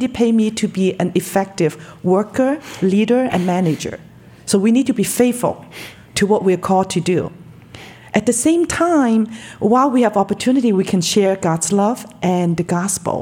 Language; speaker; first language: English; non-native, local second language; Cantonese